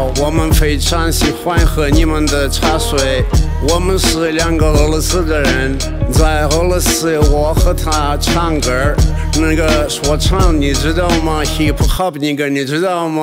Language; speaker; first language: Chinese; non-native, learner; Russian